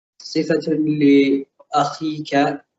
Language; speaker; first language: Arabic; non-native, learner; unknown